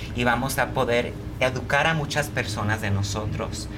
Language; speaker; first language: Spanish; early bilingual, heritage; Spanish